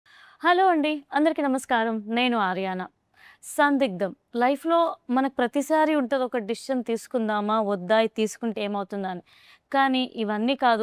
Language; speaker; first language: Telugu; native; Telugu